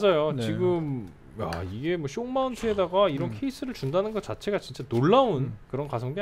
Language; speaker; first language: Korean; native; Korean